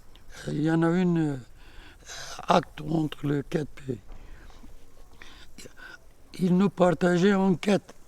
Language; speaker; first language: French; non-native, learner; Kurdish